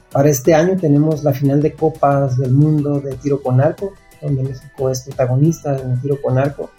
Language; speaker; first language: Spanish; native; Spanish